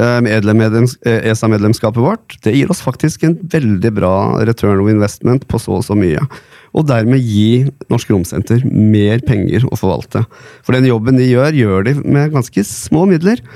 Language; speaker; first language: Norwegian; native; Norwegian